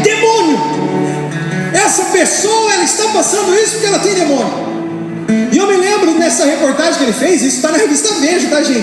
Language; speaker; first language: Portuguese; native; Portuguese